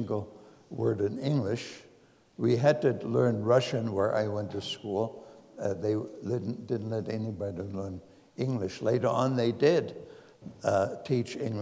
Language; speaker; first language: English; non-native, fluent; German